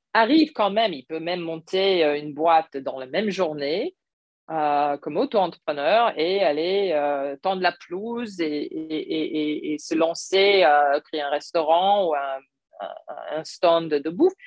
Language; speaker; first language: French; non-native, fluent; English